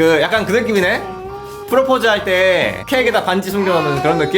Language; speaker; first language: Korean; native; Korean